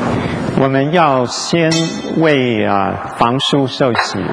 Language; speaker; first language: Chinese; native; Chinese